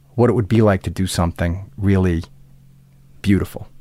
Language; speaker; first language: English; native; English